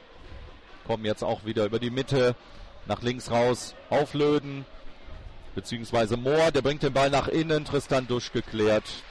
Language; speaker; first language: German; native; German